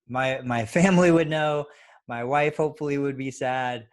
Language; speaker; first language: English; native; English